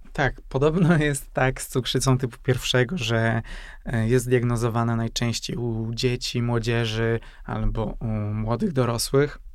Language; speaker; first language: Polish; non-native, fluent; Hungarian